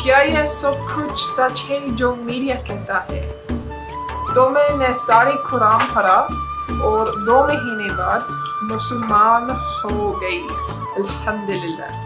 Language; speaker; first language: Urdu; non-native, learner; English